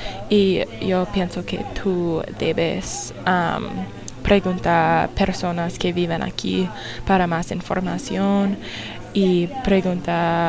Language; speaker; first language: Spanish; non-native, learner; English